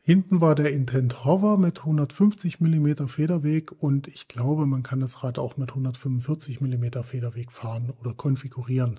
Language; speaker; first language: German; native; German